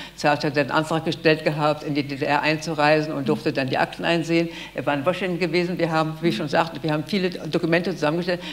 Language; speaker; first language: German; native; German